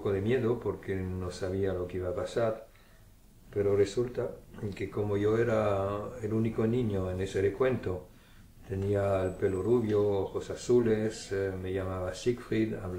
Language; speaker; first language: Spanish; early bilingual, heritage; German